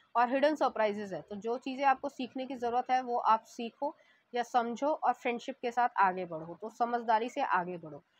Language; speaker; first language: Hindi; native; Hindi